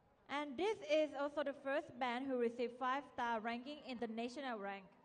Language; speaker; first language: English; non-native, fluent; Thai